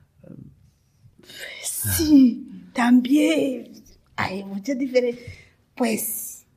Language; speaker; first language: Spanish; non-native, learner; Kinyarwanda